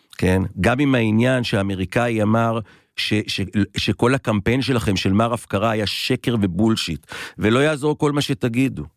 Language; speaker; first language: Hebrew; native; Hebrew